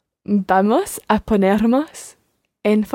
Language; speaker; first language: Spanish; non-native, learner; English